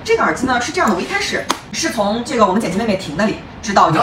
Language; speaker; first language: Chinese; native; Chinese